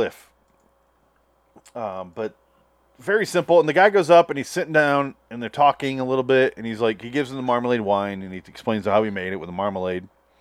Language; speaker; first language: English; native; English